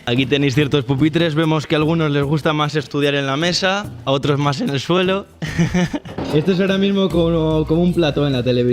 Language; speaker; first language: Spanish; native; Spanish